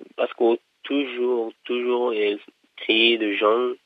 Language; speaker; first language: French; non-native, fluent; Persian